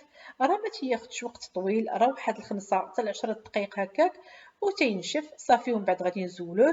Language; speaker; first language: Arabic; native; Arabic